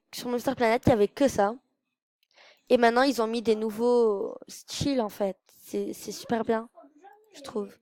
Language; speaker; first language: French; native; French